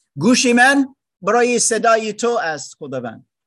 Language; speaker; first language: Persian; non-native, learner; German